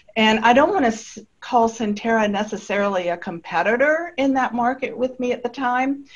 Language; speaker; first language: English; native; English